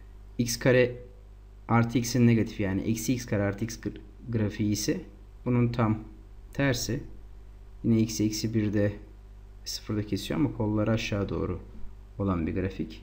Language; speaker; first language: Turkish; native; Turkish